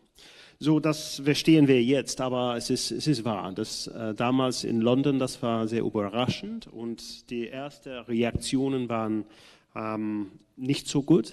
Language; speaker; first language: German; non-native, fluent; English